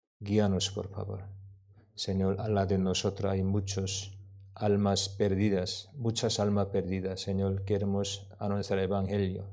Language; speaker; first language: Spanish; non-native, learner; Korean